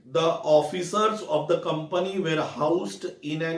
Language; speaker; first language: English; non-native, local second language; Marathi